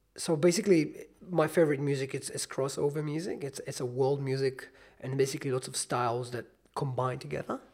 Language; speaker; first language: English; non-native, fluent; Hebrew